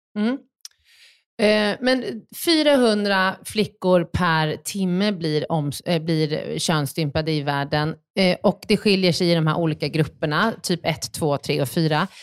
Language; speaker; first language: Swedish; native; Swedish